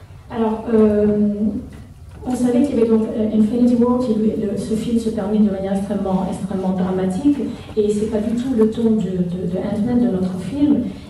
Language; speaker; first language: French; native; French